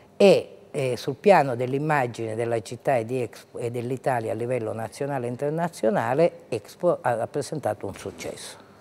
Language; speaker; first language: Italian; native; Italian